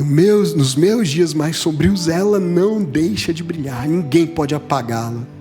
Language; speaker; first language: Portuguese; native; Portuguese